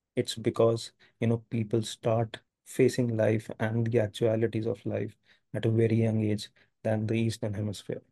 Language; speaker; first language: English; non-native, local second language; Hindi